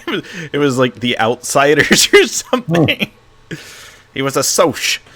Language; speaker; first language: English; native; English